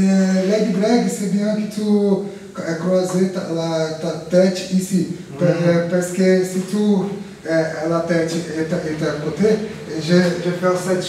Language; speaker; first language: French; non-native, learner; Portuguese